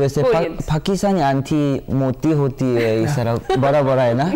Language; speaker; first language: Hindi; non-native, learner; Korean